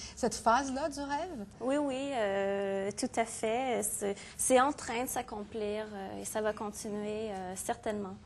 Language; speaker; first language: French; native; French